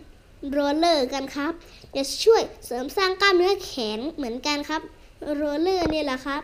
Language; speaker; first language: Thai; native; Thai